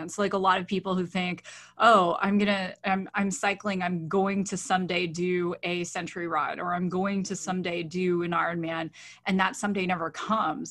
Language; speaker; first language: English; native; English